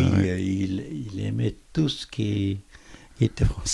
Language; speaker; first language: French; non-native, fluent; Korean